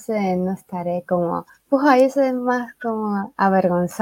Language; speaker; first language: Spanish; early bilingual, other home language; Chinese